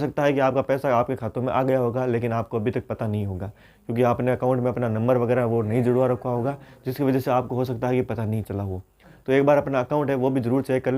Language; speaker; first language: Hindi; non-native, local second language; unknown